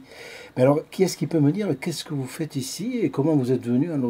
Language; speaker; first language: French; native; French